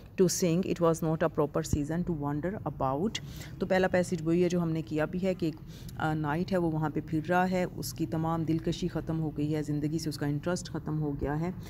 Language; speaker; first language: Urdu; non-native, local second language; Punjabi